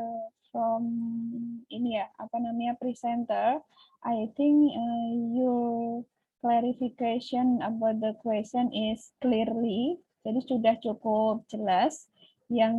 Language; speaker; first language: English; non-native, learner; Indonesian